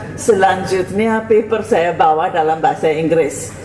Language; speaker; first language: Indonesian; non-native, fluent; English